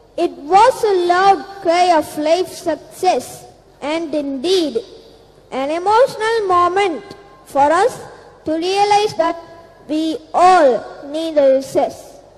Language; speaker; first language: English; non-native, local second language; Tamil